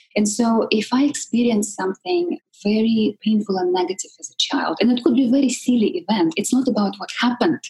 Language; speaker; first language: English; non-native, fluent; Russian